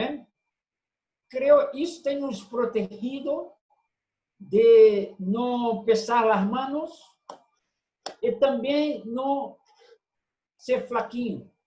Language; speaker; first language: Spanish; non-native, fluent; Portuguese